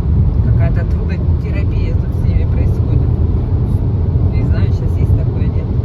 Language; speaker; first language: Russian; native; Russian